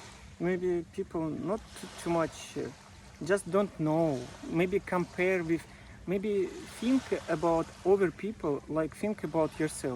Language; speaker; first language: English; non-native, learner; Russian